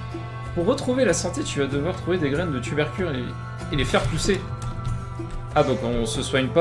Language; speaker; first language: French; native; French